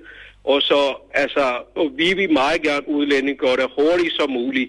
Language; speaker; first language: Danish; non-native, learner; Urdu